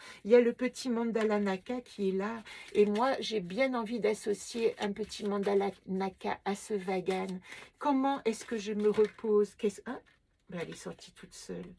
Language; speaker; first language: French; native; French